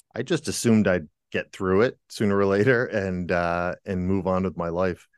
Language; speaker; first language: English; native; English